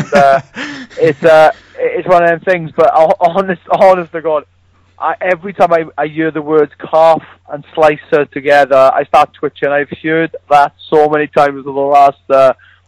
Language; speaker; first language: English; native; English